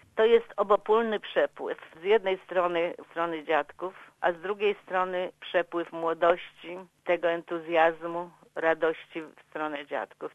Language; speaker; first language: Polish; native; Polish